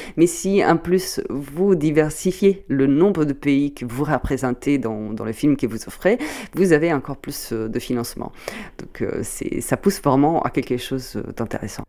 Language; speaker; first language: French; non-native, fluent; Italian